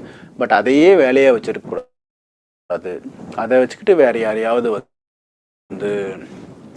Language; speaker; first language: Tamil; native; Tamil